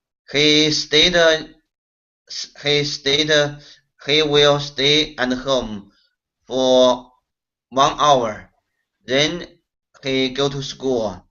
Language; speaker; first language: English; non-native, learner; Chinese